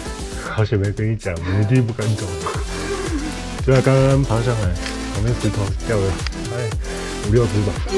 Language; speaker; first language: Chinese; native; Chinese